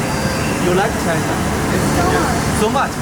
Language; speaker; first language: English; non-native, learner; Chinese